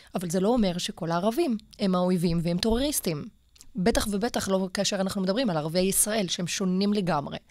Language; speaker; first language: Hebrew; non-native, local second language; Arabic